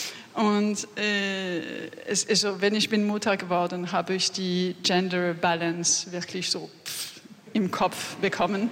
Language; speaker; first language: German; non-native, learner; French